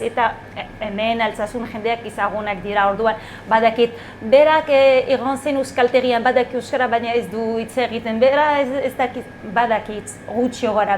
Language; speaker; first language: Basque; non-native, learner; Arabic